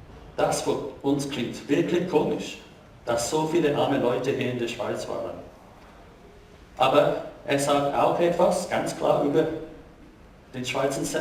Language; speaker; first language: German; non-native, fluent; English